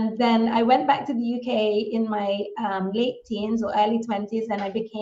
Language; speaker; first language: English; native; English